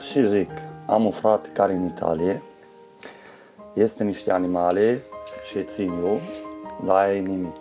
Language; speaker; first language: Romanian; non-native, local second language; Hungarian